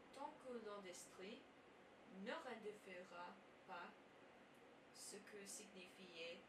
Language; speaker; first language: French; non-native, learner; English